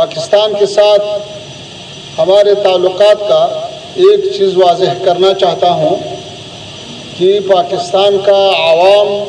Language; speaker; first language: Hindi; non-native, fluent; Pashto